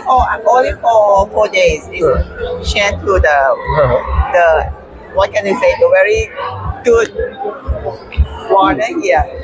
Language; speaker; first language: English; non-native, fluent; Thai